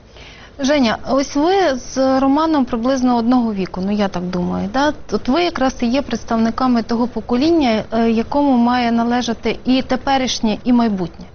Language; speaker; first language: Ukrainian; native; Ukrainian